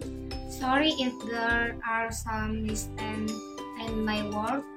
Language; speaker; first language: English; non-native, learner; Indonesian